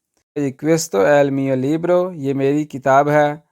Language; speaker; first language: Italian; non-native, learner; Urdu